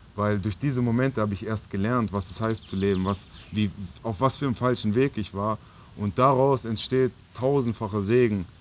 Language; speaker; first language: German; native; German